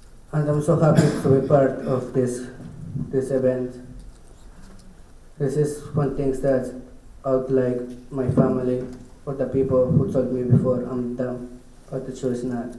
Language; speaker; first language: English; non-native, learner; Kʼicheʼ